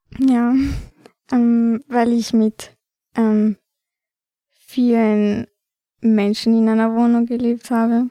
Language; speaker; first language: German; early bilingual, other home language; Albanian